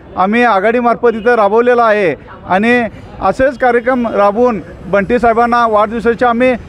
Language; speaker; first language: Marathi; native; Marathi